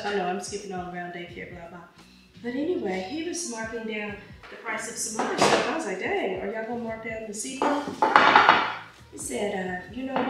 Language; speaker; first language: English; native; English